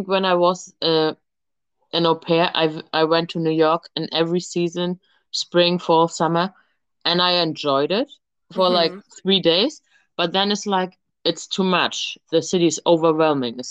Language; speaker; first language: English; non-native, fluent; German